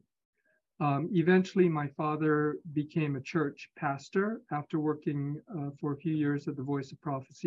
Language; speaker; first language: English; native; English